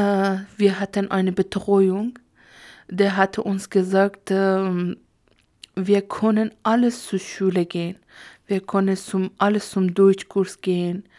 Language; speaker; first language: German; non-native, learner; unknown